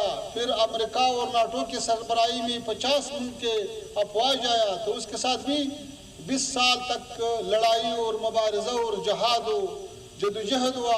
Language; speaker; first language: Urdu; non-native, fluent; Pashto